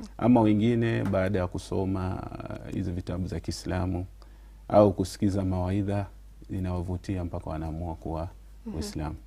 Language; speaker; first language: Swahili; non-native, local second language; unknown